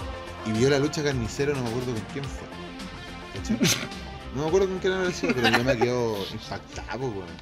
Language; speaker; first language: Spanish; native; Spanish